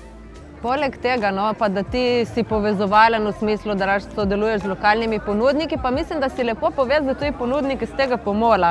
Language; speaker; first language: Slovenian; native; Slovenian